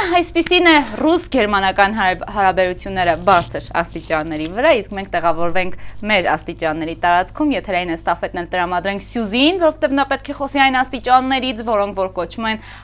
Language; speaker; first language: Armenian; native; Armenian